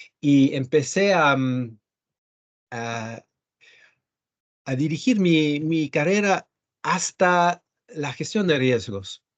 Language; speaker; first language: Spanish; early bilingual, heritage; Spanish